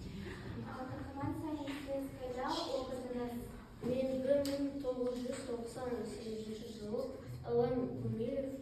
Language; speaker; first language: Kazakh; non-native, local second language; Russian